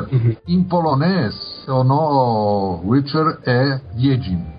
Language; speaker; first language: Portuguese; early bilingual, other home language; Polish